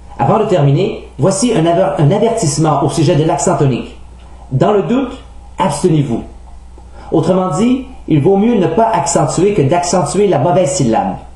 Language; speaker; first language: French; native; French